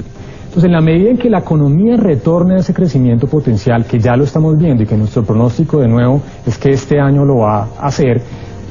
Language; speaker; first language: Spanish; native; Spanish